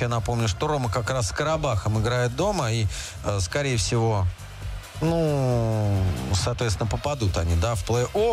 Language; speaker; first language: Russian; native; Russian